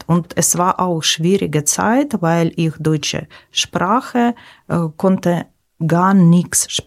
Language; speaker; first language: German; non-native, learner; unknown